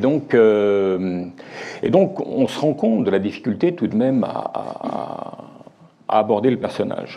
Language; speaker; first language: French; native; French